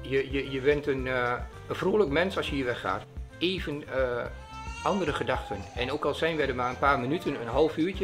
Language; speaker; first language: Dutch; native; Dutch